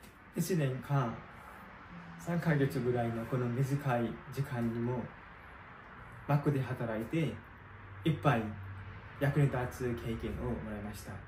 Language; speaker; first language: Japanese; non-native, learner; Nepali